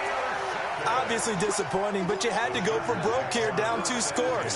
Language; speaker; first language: English; native; English